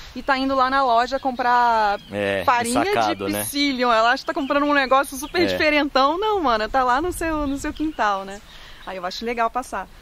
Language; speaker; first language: Portuguese; native; Portuguese